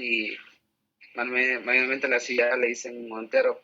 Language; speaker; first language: Spanish; native; Spanish